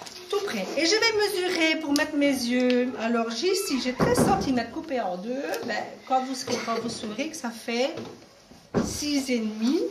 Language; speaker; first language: French; native; French